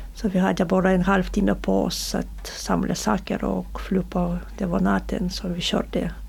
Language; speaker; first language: Swedish; non-native, learner; Russian